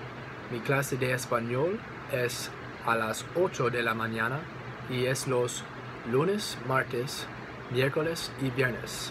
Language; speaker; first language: Spanish; non-native, learner; English